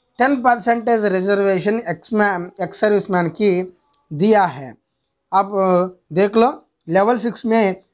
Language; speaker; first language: Hindi; non-native, local second language; Telugu